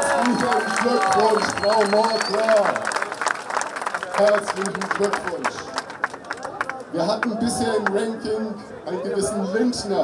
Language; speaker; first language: German; native; German